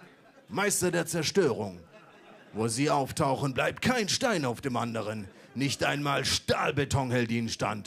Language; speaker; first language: German; native; German